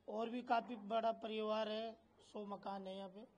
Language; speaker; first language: Hindi; native; Hindi